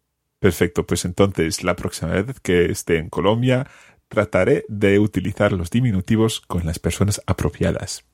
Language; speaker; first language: Spanish; non-native, fluent; English